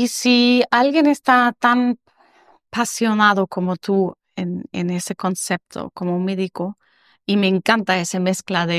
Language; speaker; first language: Spanish; non-native, learner; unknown